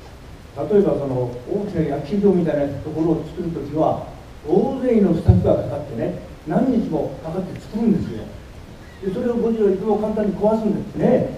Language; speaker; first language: Japanese; native; Japanese